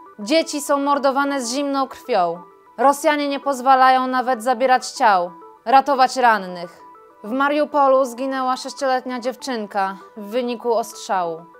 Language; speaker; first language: Polish; native; Polish